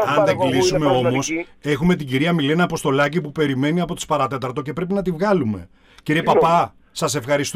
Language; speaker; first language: Greek; native; Greek